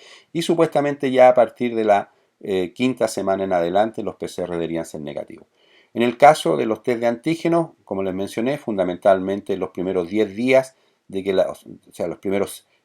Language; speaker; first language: Spanish; native; Spanish